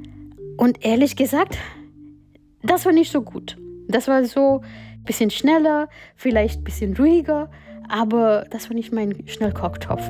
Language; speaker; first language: German; non-native, fluent; Gujarati